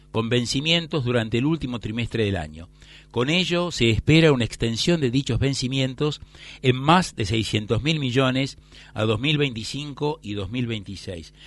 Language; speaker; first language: Spanish; native; Spanish